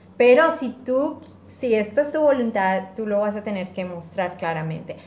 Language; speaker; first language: Spanish; native; Spanish